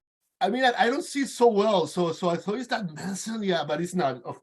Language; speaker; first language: English; non-native, fluent; Spanish